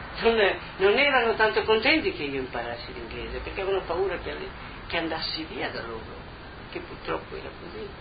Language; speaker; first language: Italian; native; Italian